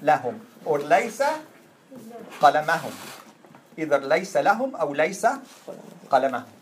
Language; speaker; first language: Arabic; non-native, fluent; English